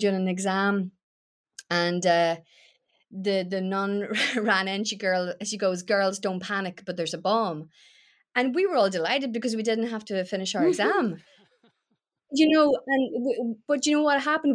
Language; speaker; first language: English; native; English